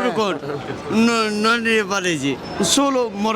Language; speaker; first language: Italian; non-native, learner; Nepali